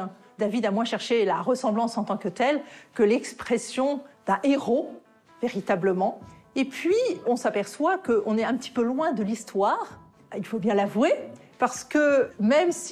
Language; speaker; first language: French; native; French